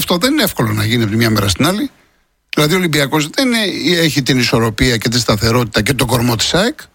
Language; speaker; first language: Greek; native; Greek